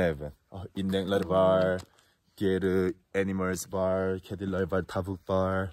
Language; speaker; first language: Turkish; non-native, learner; Korean